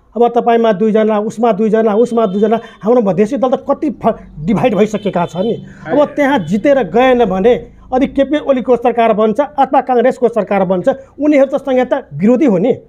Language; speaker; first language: Nepali; non-native, local second language; Maithili